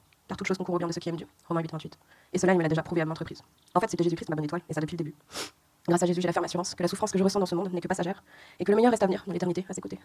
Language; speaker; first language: French; native; French